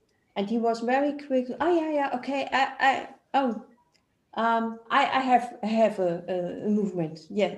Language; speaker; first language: English; non-native, learner; German